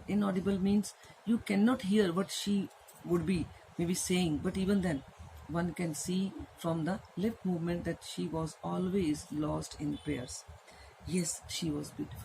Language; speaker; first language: English; non-native, local second language; Hindi